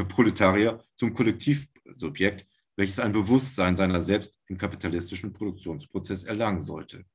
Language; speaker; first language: German; native; German